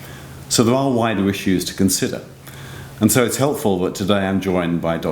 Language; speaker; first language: English; native; English